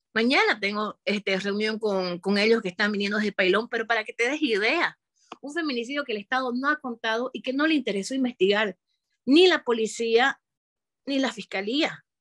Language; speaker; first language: Spanish; native; Spanish